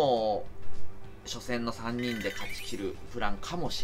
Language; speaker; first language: Japanese; native; Japanese